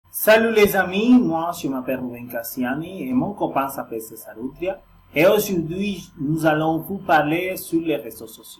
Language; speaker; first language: French; non-native, learner; Spanish